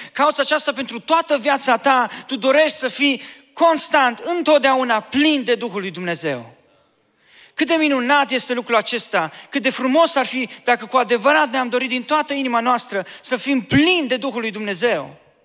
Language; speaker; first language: Romanian; native; Romanian